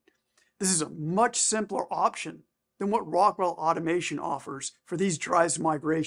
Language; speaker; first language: English; native; English